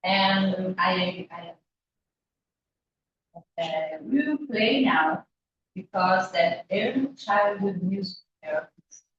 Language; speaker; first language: English; non-native, learner; Portuguese